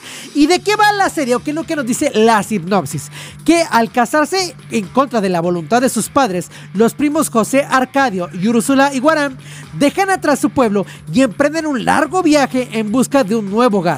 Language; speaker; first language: Spanish; native; Spanish